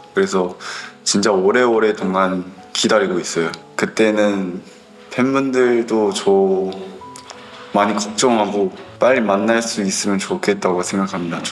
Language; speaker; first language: Korean; non-native, learner; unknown